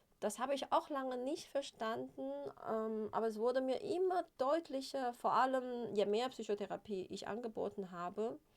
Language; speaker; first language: German; non-native, fluent; Chinese